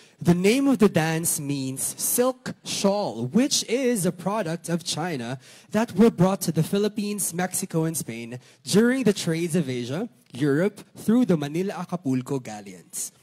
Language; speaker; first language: English; non-native, local second language; Filipino